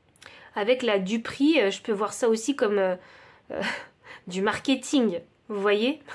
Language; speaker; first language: French; native; French